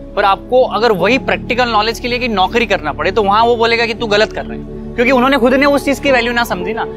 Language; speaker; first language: Hindi; native; Hindi